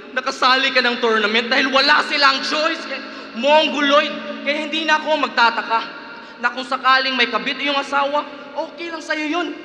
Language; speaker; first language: Filipino; non-native, local second language; Cebuano